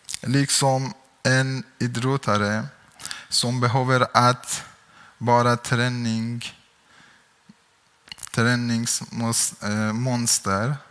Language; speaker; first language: Swedish; non-native, learner; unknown